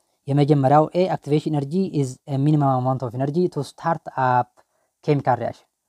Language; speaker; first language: English; non-native, local second language; Amharic